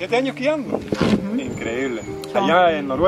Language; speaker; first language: Spanish; native; Spanish